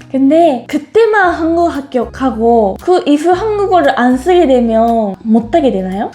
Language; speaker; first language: Korean; non-native, fluent; Japanese